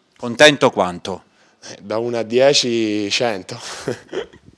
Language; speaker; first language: Italian; native; Italian